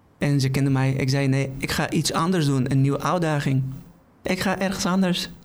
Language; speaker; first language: Dutch; non-native, fluent; Persian